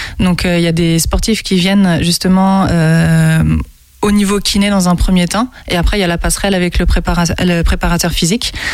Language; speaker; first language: French; native; French